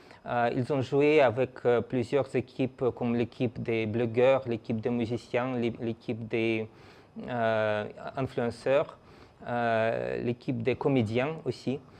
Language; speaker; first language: French; non-native, fluent; Russian